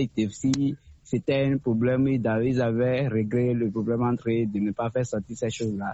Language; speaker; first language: French; non-native, local second language; Fon